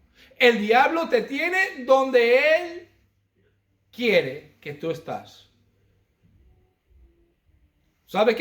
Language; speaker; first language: Spanish; non-native, fluent; English